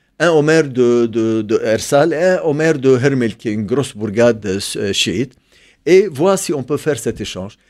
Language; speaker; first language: French; non-native, local second language; Arabic